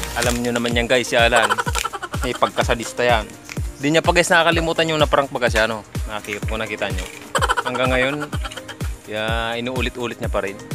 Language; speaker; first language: Filipino; non-native, local second language; Bikol